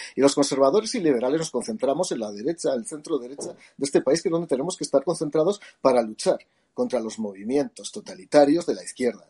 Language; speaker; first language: Spanish; native; Spanish